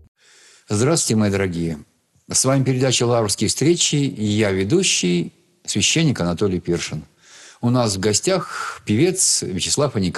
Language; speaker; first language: Russian; native; Russian